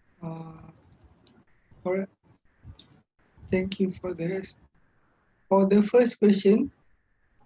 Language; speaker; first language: English; non-native, local second language; Malay